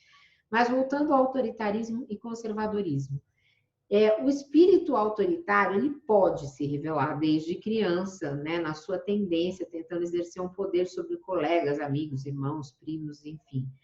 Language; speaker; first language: Portuguese; native; Portuguese